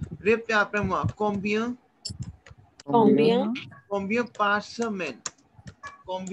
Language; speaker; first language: French; non-native, learner; Hindi